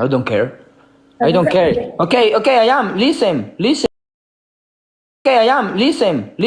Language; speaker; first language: English; non-native, learner; Spanish